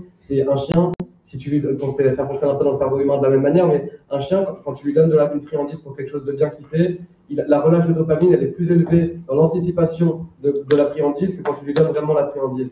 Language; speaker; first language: French; native; French